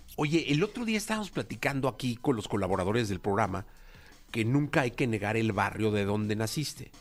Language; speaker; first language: Spanish; native; Spanish